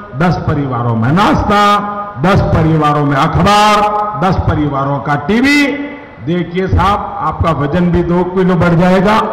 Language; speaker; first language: Hindi; non-native, local second language; Gujarati